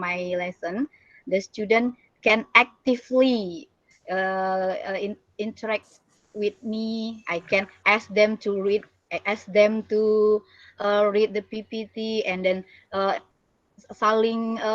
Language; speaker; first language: English; non-native, learner; Indonesian